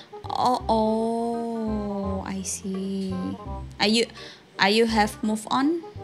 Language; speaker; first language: English; non-native, learner; Indonesian